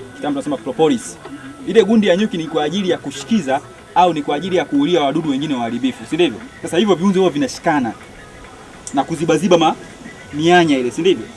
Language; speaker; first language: Swahili; native; Swahili